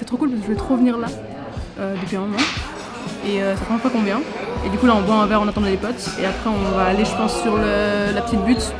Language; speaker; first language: French; native; French